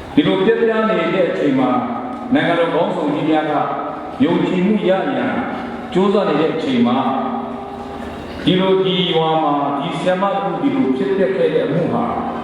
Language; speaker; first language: Burmese; non-native, local second language; Kachin